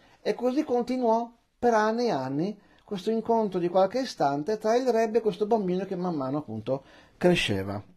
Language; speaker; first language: Italian; early bilingual, other home language; Persian